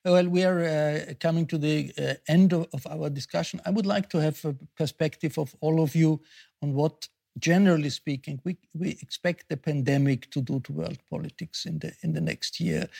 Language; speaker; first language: English; non-native, fluent; German